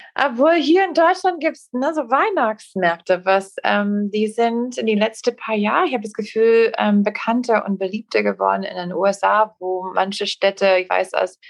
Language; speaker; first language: German; non-native, fluent; English